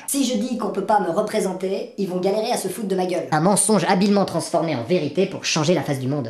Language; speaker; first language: French; native; French